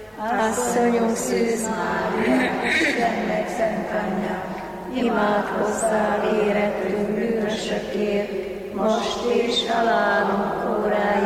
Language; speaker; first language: Hungarian; native; Hungarian